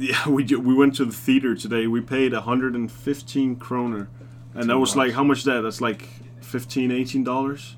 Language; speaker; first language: English; non-native, fluent; Danish